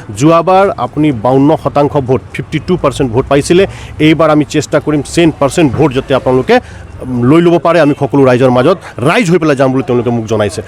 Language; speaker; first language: Assamese; non-native, local second language; Hindi